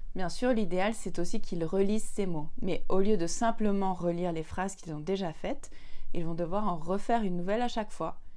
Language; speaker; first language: French; native; French